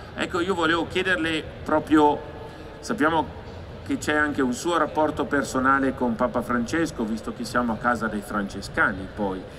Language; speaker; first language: Italian; native; Italian